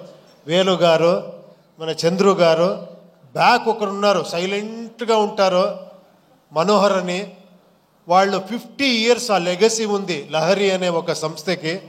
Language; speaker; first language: Telugu; non-native, fluent; Kannada